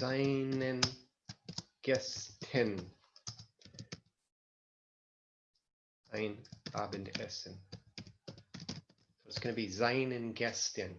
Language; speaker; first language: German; non-native, fluent; English